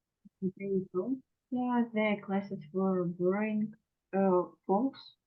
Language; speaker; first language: English; non-native, learner; Russian